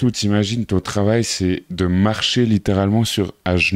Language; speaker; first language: French; native; French